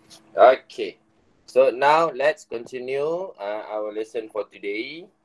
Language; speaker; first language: English; non-native, local second language; Malay